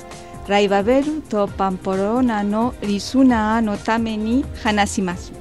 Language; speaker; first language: Japanese; non-native, learner; Spanish